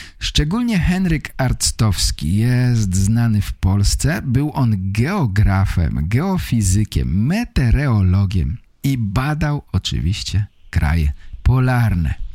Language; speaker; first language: Polish; native; Polish